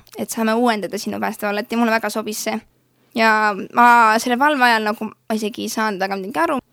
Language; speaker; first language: Estonian; native; Estonian